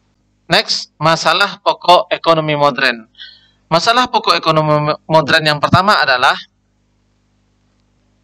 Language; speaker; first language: Indonesian; native; Indonesian